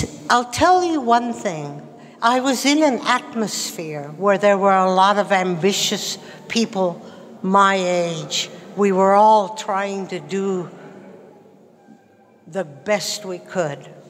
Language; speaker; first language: English; early bilingual, other home language; Latvian